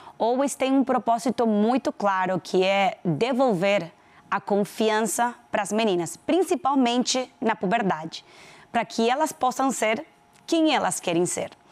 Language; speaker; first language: Portuguese; non-native, fluent; Spanish